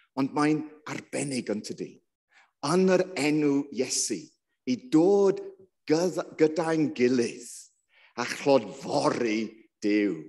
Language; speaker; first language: Welsh; non-native, local second language; English